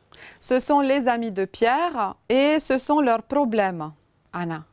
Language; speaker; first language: French; non-native, fluent; Romanian